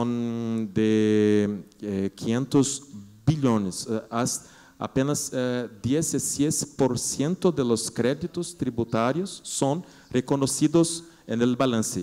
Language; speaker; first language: Spanish; non-native, learner; Portuguese